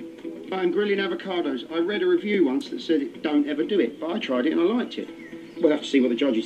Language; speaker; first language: English; native; English